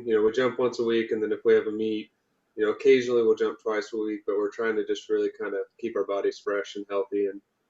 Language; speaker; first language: English; native; English